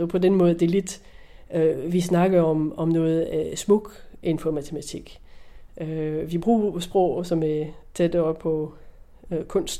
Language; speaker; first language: Danish; non-native, fluent; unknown